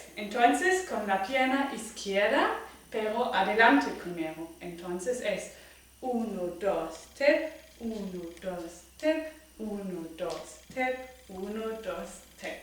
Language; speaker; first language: Spanish; non-native, fluent; German